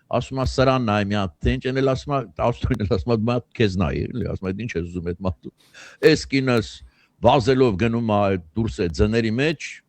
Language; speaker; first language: Armenian; native; Armenian